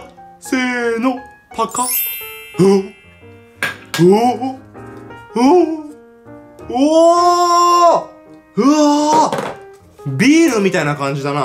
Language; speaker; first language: Japanese; native; Japanese